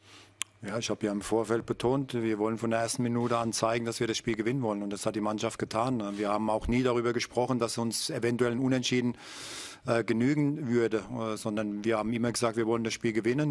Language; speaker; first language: German; native; German